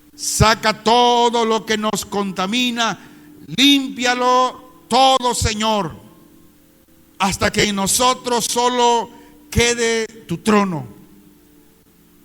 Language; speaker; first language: Spanish; native; Spanish